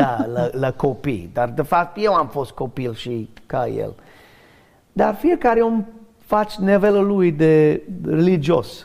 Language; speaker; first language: Romanian; non-native, learner; English